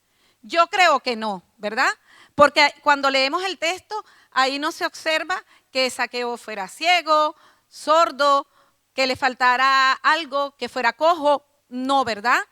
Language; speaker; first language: Spanish; native; Spanish